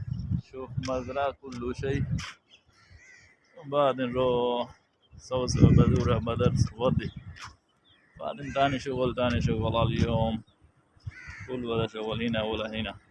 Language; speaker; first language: Arabic; non-native, learner; Saraiki